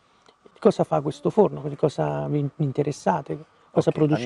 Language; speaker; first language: Italian; native; Italian